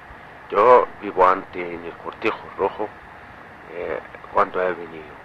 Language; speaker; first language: Spanish; non-native, learner; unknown